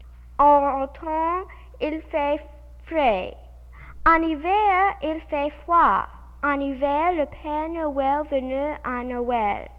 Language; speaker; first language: French; non-native, learner; English